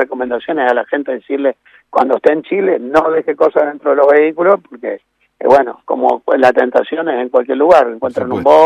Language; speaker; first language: Spanish; native; Spanish